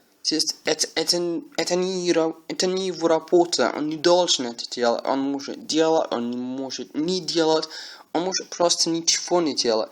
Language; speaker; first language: Russian; non-native, learner; English